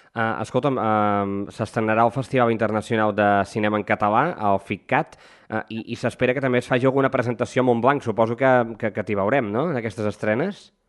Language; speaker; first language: Catalan; native; Catalan